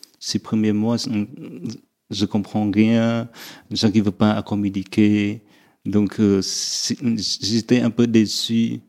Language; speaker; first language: French; non-native, fluent; Vietnamese